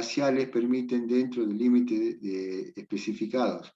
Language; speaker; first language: Spanish; native; Spanish